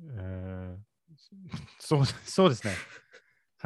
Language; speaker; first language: Japanese; non-native, learner; English